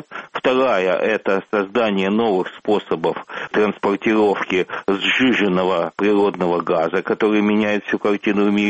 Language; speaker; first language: Russian; native; Russian